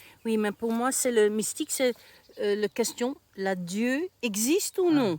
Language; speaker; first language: French; non-native, learner; Dutch